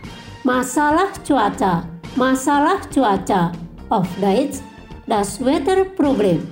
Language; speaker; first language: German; non-native, fluent; Indonesian